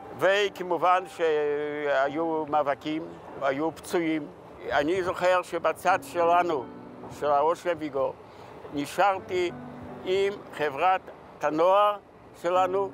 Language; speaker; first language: Hebrew; non-native, fluent; Yiddish